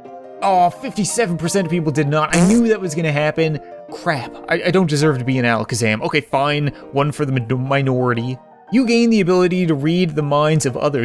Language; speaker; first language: English; native; English